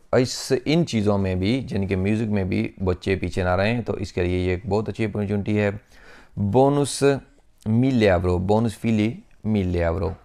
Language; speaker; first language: Urdu; non-native, local second language; Punjabi